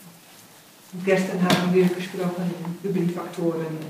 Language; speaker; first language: German; non-native, fluent; Spanish